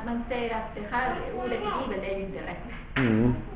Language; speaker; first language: Swedish; non-native, fluent; Spanish